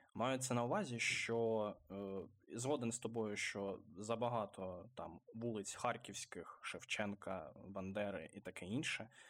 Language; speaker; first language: Ukrainian; non-native, local second language; Russian